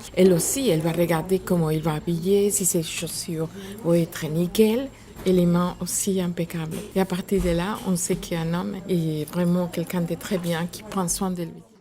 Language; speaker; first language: French; non-native, fluent; Spanish